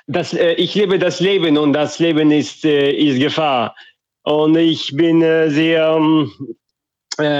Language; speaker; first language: German; non-native, fluent; Russian